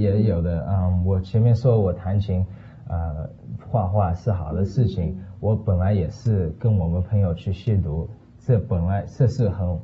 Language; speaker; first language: Chinese; early bilingual, heritage; Chinese